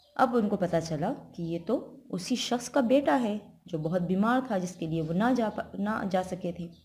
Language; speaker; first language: Urdu; non-native, local second language; Pashto